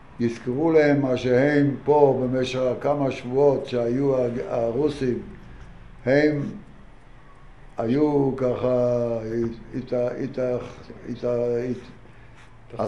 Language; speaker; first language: Hebrew; non-native, fluent; Yiddish